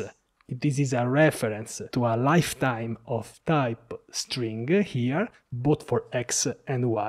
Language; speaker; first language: English; non-native, fluent; Italian